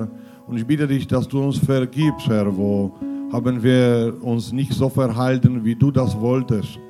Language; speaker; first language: German; non-native, fluent; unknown